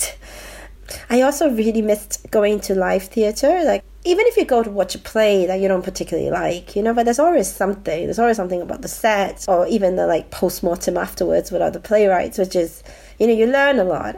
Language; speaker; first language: English; non-native, local second language; Cantonese